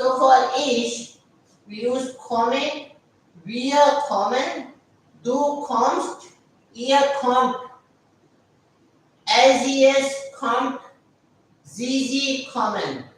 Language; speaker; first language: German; non-native, learner; Hindi